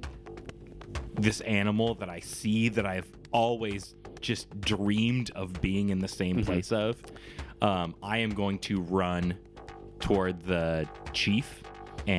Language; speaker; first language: English; native; English